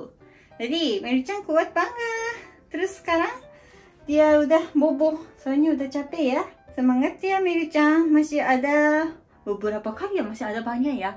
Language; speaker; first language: Indonesian; native; Indonesian